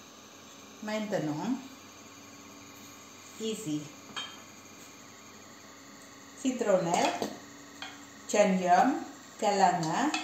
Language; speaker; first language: French; non-native, learner; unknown